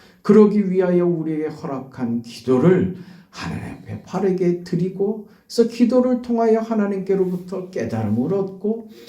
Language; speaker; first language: Korean; native; Korean